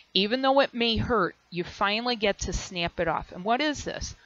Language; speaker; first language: English; native; English